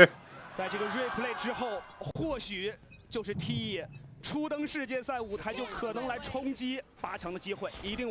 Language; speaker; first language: Chinese; native; Chinese